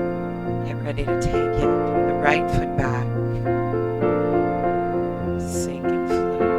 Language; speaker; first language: English; native; English